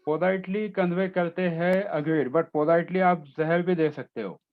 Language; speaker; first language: Hindi; non-native, local second language; Marathi